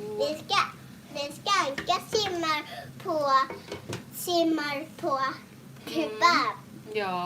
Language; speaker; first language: Swedish; early bilingual, other home language; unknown